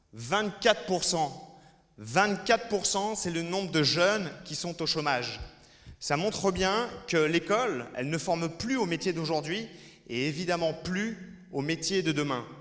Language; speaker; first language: French; native; French